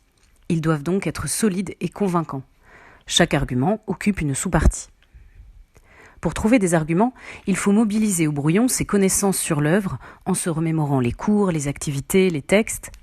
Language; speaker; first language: French; native; French